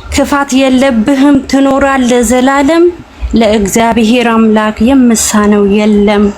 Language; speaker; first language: Amharic; non-native, local second language; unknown